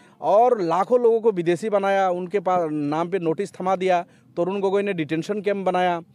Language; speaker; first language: Hindi; non-native, local second language; Bangla